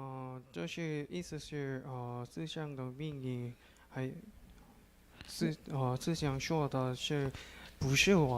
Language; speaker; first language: Chinese; non-native, learner; Korean